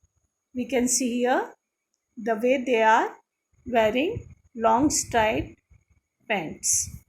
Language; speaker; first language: English; non-native, local second language; Hindi